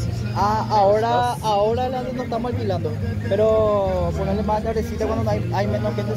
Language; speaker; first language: Spanish; native; Spanish